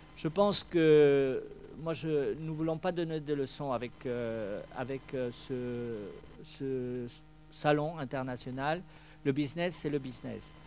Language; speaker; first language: French; non-native, fluent; Spanish